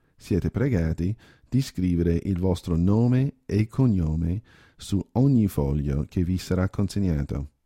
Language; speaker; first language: Italian; native; Italian